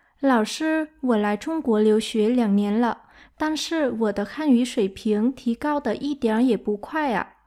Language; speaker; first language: Chinese; non-native, fluent; Vietnamese